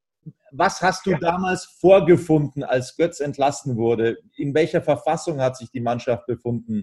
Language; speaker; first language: German; native; German